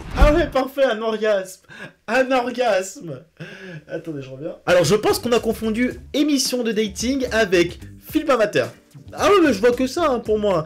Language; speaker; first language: French; native; French